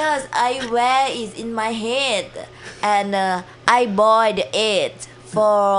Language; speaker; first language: English; non-native, learner; Thai